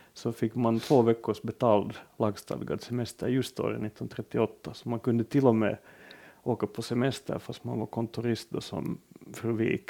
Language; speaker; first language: Swedish; native; Swedish